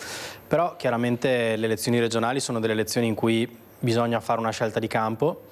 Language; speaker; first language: Italian; native; Italian